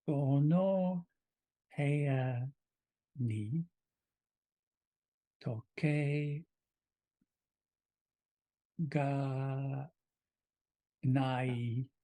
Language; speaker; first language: Japanese; non-native, learner; English